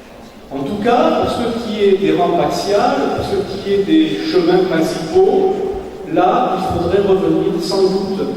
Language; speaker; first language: French; native; French